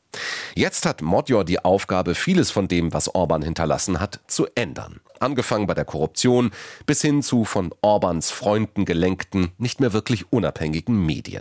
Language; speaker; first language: German; native; German